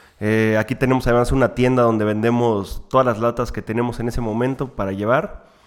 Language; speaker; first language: Spanish; native; Spanish